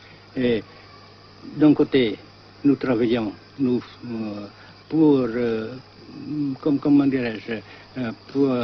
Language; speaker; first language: French; non-native, local second language; Vietnamese